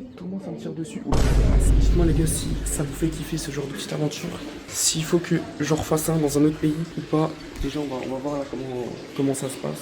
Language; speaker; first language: French; native; French